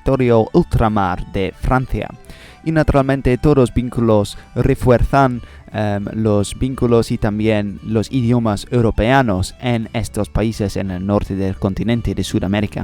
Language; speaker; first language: Spanish; non-native, learner; English